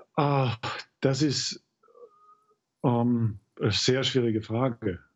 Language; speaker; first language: German; native; German